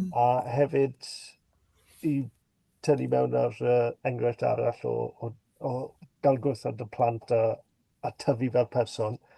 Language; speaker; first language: Welsh; native; Welsh